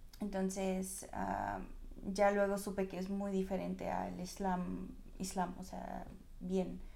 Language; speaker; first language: Spanish; non-native, fluent; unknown